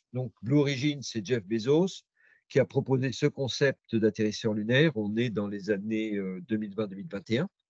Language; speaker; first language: French; native; French